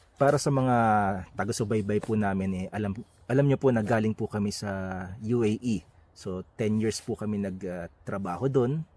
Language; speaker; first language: Filipino; native; Filipino